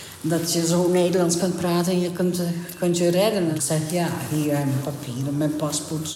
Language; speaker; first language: Dutch; early bilingual, heritage; Dutch